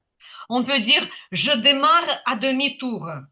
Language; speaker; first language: French; non-native, fluent; Ukrainian